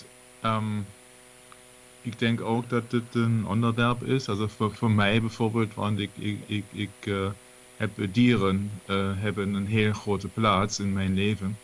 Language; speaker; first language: Dutch; non-native, learner; German